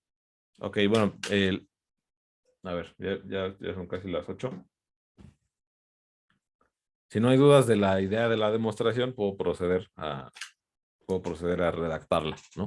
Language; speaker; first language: Spanish; native; Spanish